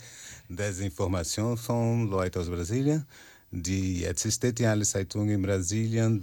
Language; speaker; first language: German; non-native, fluent; Portuguese